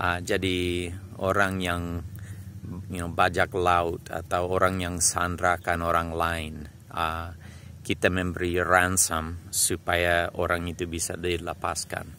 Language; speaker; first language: Indonesian; non-native, fluent; English